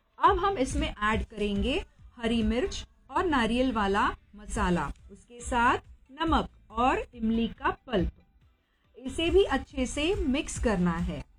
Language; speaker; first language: Hindi; non-native, local second language; Marathi